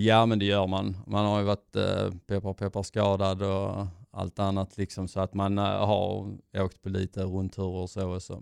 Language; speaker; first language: Swedish; native; Swedish